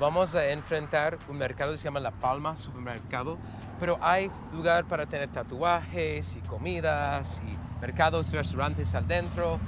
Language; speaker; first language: Spanish; non-native, fluent; English